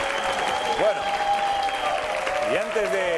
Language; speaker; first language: Spanish; native; Spanish